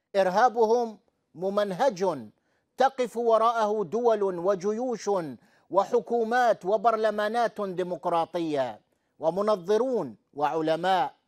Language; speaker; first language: Arabic; native; Arabic